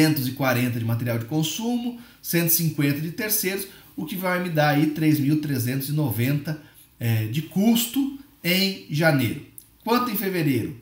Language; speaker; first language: Portuguese; native; Portuguese